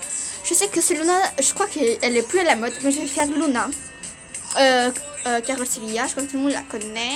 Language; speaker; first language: French; early bilingual, other home language; Portuguese